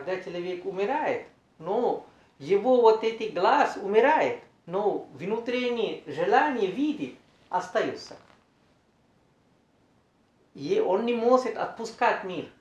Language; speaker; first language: Russian; non-native, learner; Sinhala